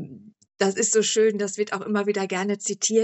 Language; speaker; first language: German; native; German